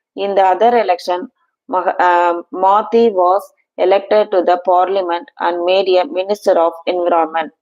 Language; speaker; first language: English; non-native, local second language; Tamil